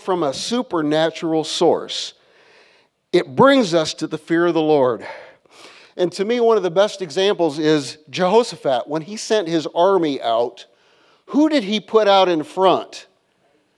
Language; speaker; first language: English; native; English